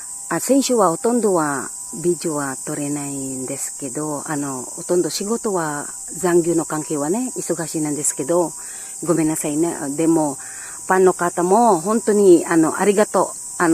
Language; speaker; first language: Japanese; non-native, learner; Filipino